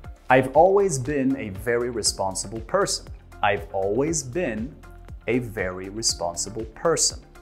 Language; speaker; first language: English; native; English